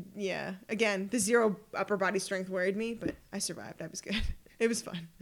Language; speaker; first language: English; native; English